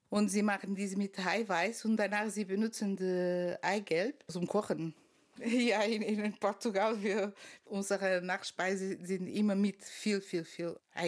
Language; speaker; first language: German; non-native, learner; Portuguese